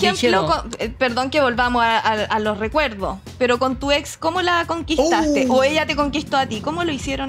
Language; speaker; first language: Spanish; native; Spanish